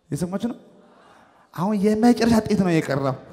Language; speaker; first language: Amharic; non-native, local second language; Wolaytta